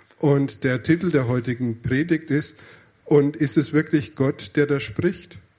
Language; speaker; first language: German; native; German